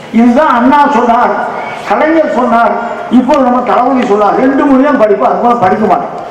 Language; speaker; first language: Tamil; native; Tamil